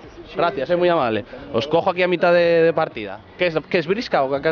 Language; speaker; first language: Spanish; native; Spanish